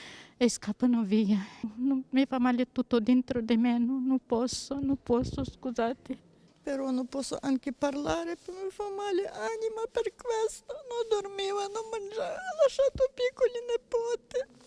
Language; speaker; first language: Italian; non-native, learner; Ukrainian